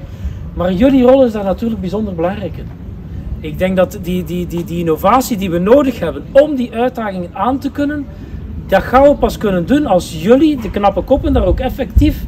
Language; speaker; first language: Dutch; native; Dutch